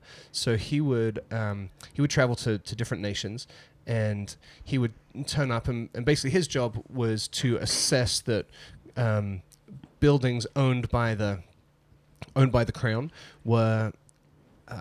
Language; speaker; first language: English; native; English